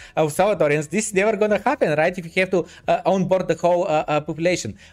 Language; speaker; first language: English; non-native, fluent; Bulgarian